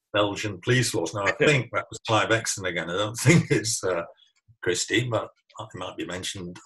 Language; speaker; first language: English; native; English